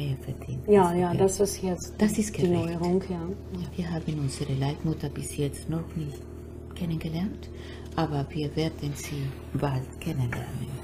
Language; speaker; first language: German; non-native, fluent; Spanish